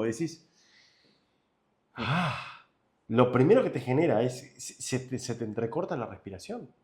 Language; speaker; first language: Spanish; native; Spanish